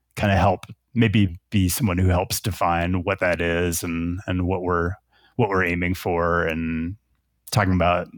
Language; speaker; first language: English; native; English